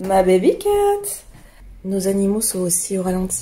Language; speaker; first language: French; native; French